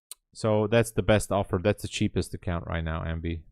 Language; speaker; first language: English; non-native, fluent; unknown